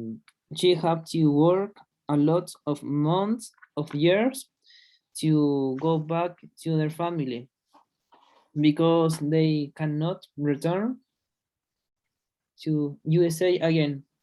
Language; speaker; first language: English; non-native, learner; Spanish